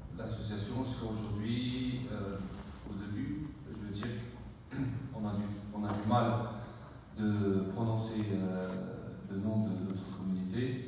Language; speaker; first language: French; non-native, fluent; Uyghur